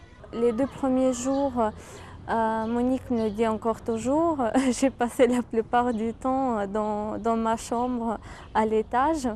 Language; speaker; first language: French; non-native, fluent; Ukrainian